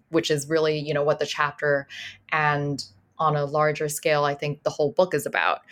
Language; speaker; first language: English; non-native, local second language; Cantonese